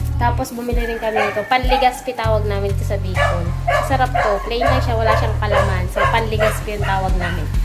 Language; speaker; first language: Filipino; non-native, local second language; Bikol